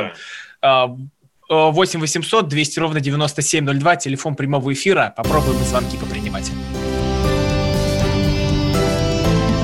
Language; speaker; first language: Russian; native; Russian